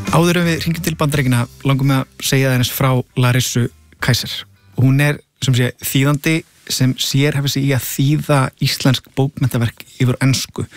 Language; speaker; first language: Icelandic; native; Icelandic